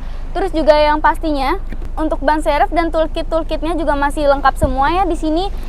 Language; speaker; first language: Indonesian; native; Indonesian